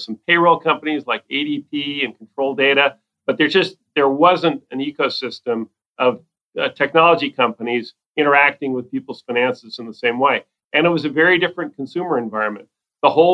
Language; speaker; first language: English; native; English